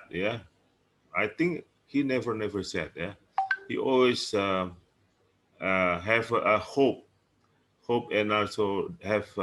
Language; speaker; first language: English; non-native, learner; Indonesian